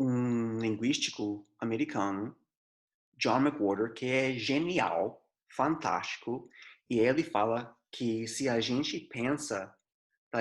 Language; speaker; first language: Portuguese; non-native, fluent; English